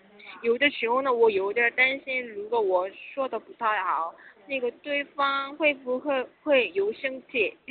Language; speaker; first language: Chinese; non-native, learner; Korean